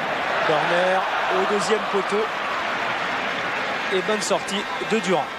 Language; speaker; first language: French; native; French